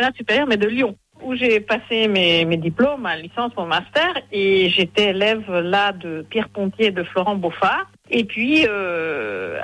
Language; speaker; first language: French; non-native, fluent; Hungarian